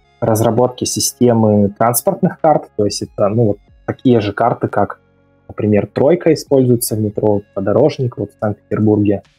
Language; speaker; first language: Russian; native; Russian